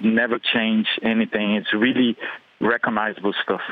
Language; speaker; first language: English; non-native, fluent; Portuguese